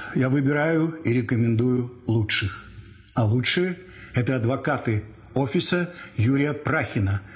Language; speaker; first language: Russian; native; Russian